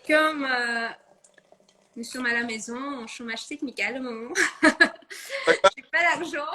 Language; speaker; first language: French; non-native, fluent; Dutch